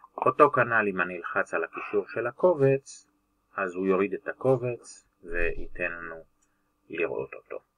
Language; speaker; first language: Hebrew; native; Hebrew